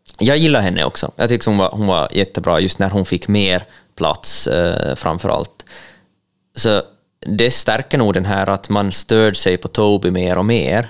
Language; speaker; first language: Swedish; native; Swedish